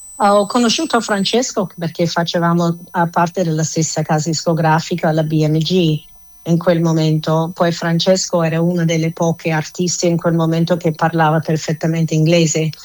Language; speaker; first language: Italian; non-native, fluent; English